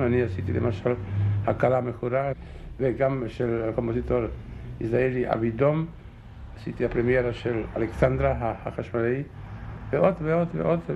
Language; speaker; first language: Hebrew; non-native, fluent; German